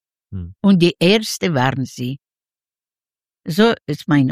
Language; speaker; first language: German; non-native, fluent; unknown